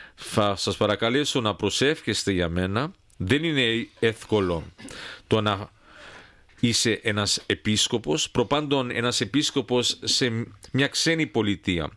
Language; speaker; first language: Greek; early bilingual, heritage; Greek